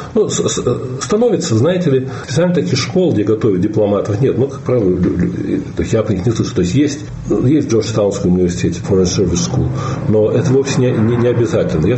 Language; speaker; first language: Russian; native; Russian